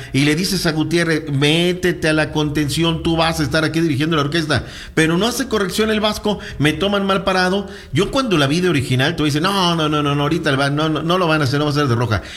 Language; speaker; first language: Spanish; native; Spanish